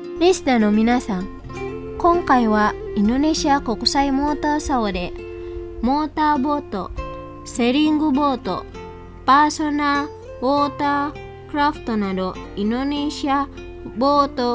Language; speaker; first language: Japanese; non-native, fluent; Indonesian